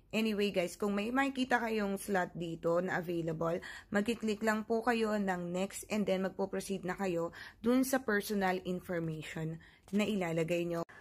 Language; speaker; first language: Filipino; native; Filipino